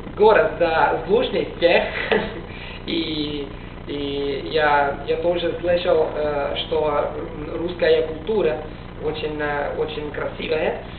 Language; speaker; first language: Russian; non-native, learner; Italian